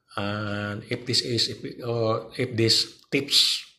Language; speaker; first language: English; non-native, local second language; Cebuano